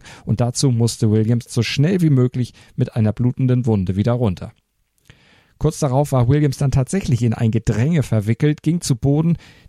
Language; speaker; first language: German; native; German